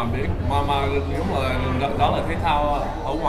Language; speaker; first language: Vietnamese; early bilingual, heritage; English